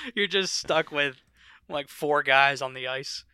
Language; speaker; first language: English; early bilingual, other home language; Filipino